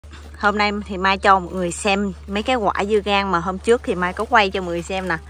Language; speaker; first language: Vietnamese; native; Vietnamese